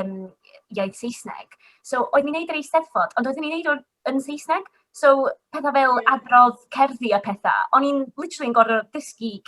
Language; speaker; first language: Welsh; non-native, local second language; English